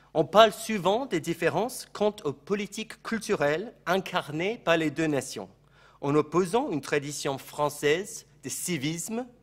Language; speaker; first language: French; non-native, fluent; English